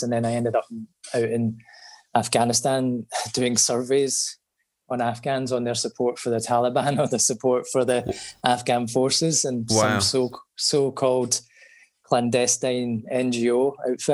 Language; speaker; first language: English; native; English